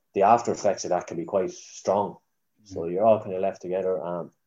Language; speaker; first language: English; native; English